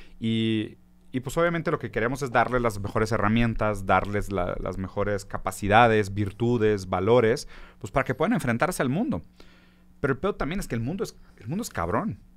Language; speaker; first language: Spanish; early bilingual, other home language; Portuguese